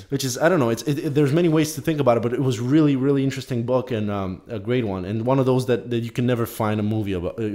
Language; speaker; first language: English; non-native, fluent; Polish